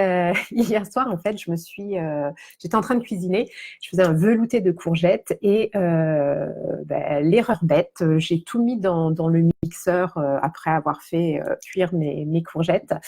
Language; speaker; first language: French; native; French